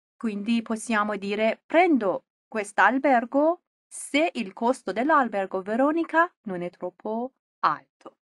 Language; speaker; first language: Italian; non-native, fluent; Persian